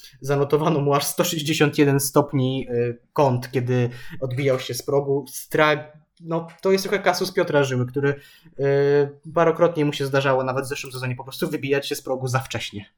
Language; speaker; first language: Polish; native; Polish